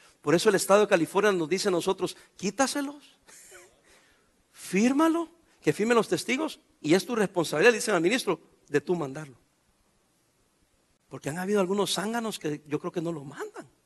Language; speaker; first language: Spanish; native; Spanish